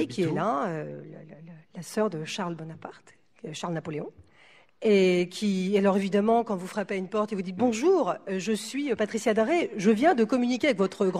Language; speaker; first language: French; native; French